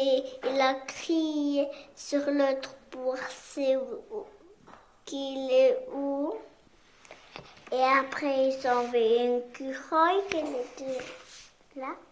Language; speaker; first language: French; non-native, local second language; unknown